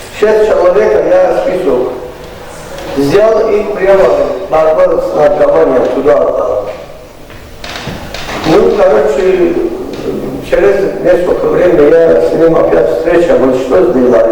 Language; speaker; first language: Russian; non-native, fluent; Azerbaijani